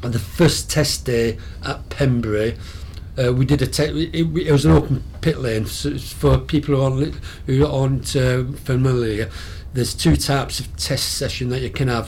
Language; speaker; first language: English; native; English